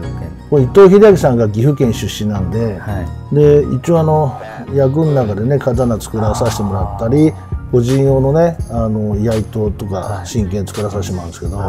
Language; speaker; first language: Japanese; native; Japanese